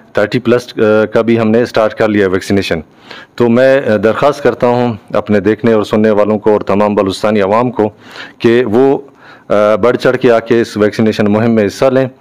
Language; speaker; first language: Urdu; non-native, local second language; Baluchi